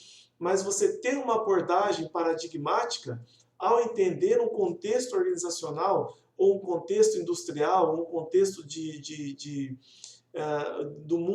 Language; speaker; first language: Portuguese; native; Portuguese